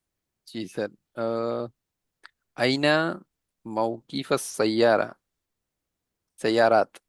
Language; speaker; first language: Arabic; non-native, learner; Urdu